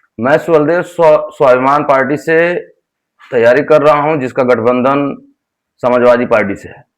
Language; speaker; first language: Hindi; native; Hindi